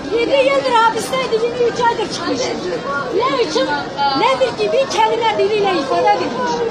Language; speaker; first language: Turkish; non-native, local second language; Kurdish